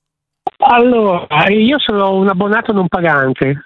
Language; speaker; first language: Italian; native; Italian